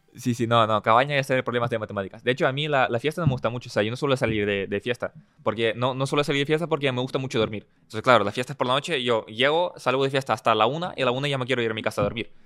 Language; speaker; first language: Spanish; early bilingual, other home language; Russian